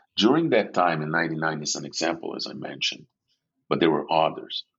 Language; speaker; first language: English; non-native, fluent; Portuguese